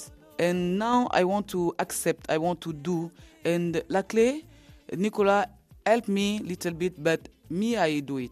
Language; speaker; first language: English; non-native, learner; French